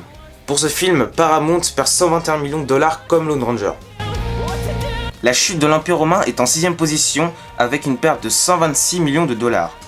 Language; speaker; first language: French; native; French